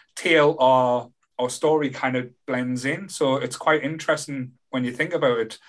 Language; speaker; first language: English; native; English